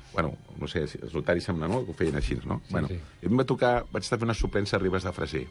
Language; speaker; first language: Catalan; native; Catalan